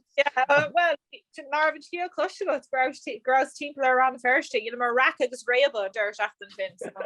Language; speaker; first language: Irish; native; Irish